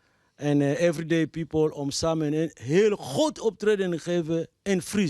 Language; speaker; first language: Dutch; non-native, fluent; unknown